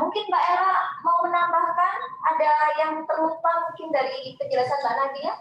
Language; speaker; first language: Indonesian; native; Indonesian